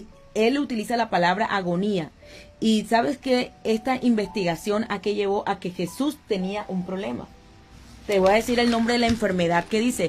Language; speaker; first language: Spanish; native; Spanish